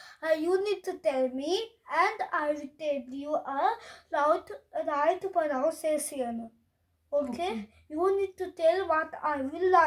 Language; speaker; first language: English; non-native, learner; Hindi